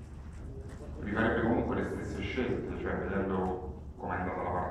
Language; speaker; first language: Italian; native; Italian